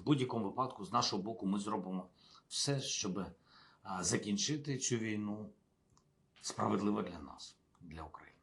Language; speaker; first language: Ukrainian; non-native, local second language; Russian